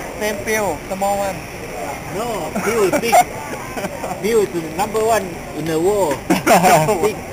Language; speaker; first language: English; non-native, learner; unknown